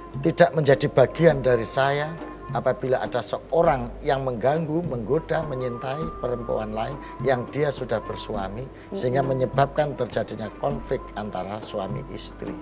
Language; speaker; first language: Indonesian; non-native, local second language; Javanese